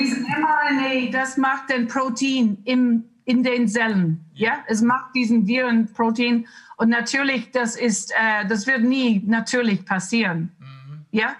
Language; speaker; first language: German; non-native, learner; English